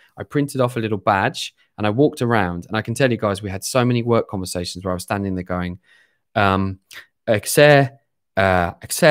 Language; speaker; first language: English; native; English